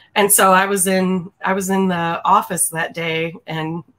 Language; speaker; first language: English; native; English